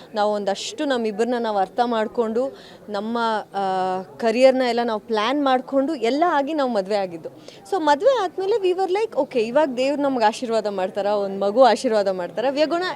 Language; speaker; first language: Kannada; non-native, local second language; Kodava